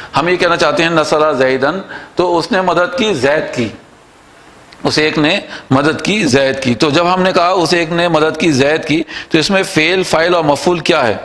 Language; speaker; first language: Urdu; native; Urdu